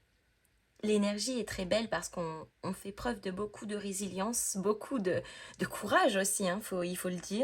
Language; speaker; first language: French; native; French